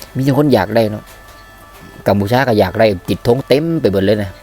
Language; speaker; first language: Thai; native; Thai